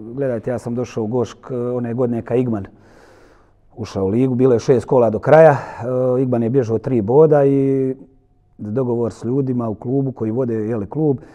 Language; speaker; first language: Croatian; native; Croatian